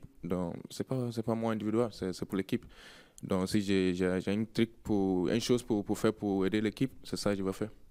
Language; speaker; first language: French; non-native, learner; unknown